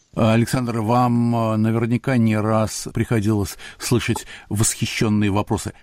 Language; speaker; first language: Russian; native; Russian